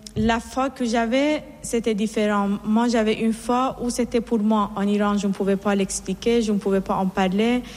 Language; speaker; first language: French; non-native, fluent; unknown